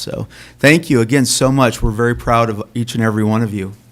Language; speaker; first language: English; native; English